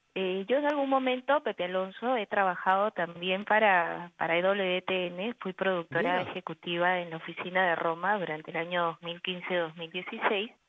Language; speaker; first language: Spanish; native; Spanish